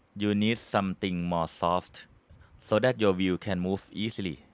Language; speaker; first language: English; non-native, fluent; Thai